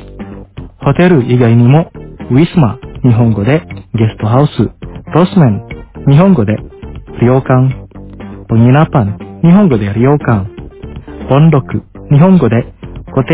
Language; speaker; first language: Japanese; non-native, fluent; Indonesian